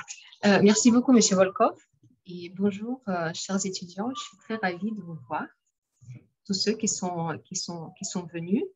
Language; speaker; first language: French; non-native, fluent; Russian